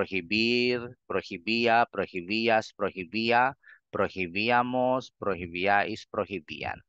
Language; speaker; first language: Spanish; non-native, fluent; Filipino